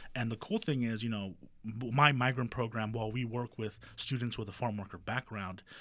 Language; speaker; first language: English; early bilingual, other home language; Spanish